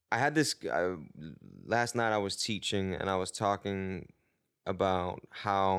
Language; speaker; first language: English; non-native, fluent; Danish